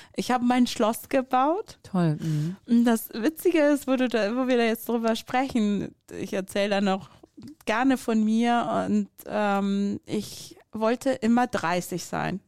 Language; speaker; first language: German; non-native, fluent; Persian